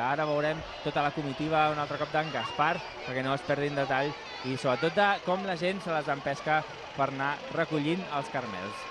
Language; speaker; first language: Catalan; native; Catalan